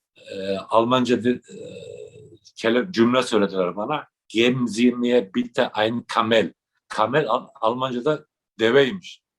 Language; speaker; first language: Turkish; native; Turkish